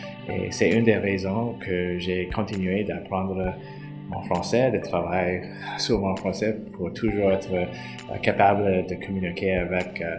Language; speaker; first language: French; non-native, fluent; English